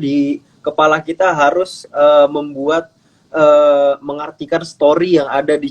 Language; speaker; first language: Indonesian; native; Indonesian